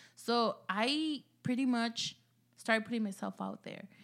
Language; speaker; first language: English; early bilingual, other home language; Spanish